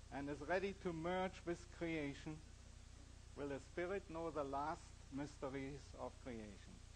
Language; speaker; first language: English; non-native, fluent; German